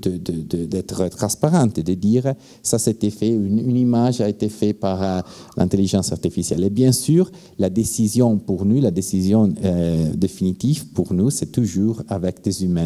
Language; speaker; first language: French; non-native, fluent; Italian